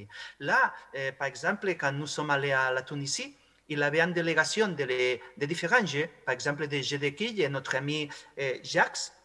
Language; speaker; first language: French; non-native, fluent; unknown